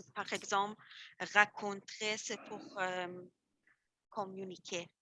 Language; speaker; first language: French; non-native, learner; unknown